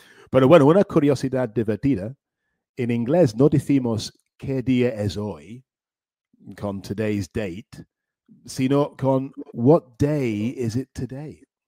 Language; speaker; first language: Spanish; native; Spanish